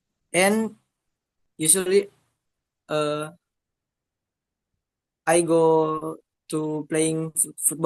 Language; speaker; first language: English; non-native, learner; Indonesian